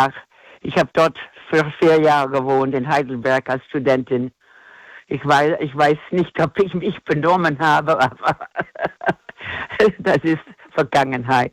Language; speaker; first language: German; non-native, fluent; English